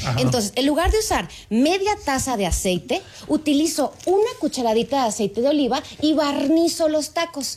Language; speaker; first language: Spanish; native; Spanish